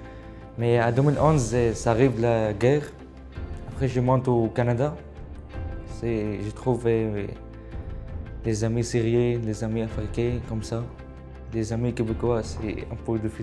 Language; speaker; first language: French; non-native, learner; Arabic